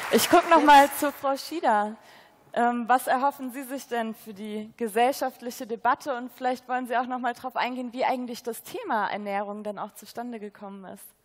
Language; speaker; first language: German; native; German